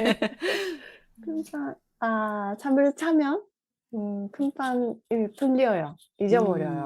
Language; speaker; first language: Korean; non-native, fluent; Japanese